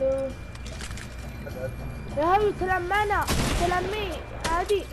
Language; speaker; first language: Arabic; native; Arabic